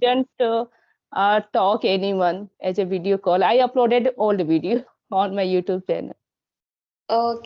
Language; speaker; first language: English; non-native, learner; Hindi